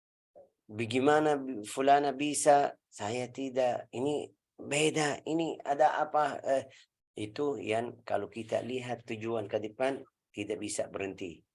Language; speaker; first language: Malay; non-native, learner; Arabic